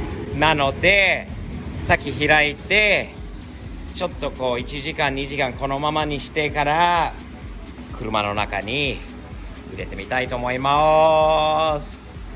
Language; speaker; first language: Japanese; native; Japanese